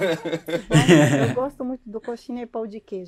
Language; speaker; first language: Portuguese; non-native, learner; Arabic